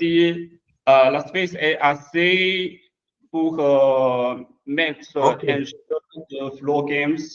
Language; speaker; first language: French; non-native, learner; Chinese